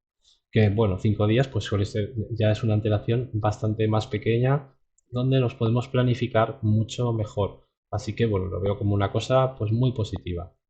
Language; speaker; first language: Spanish; native; Spanish